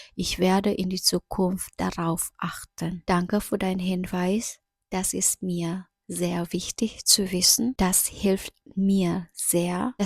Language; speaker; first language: German; non-native, fluent; Indonesian